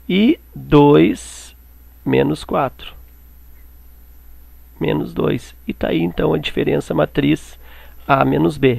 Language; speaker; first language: Portuguese; native; Portuguese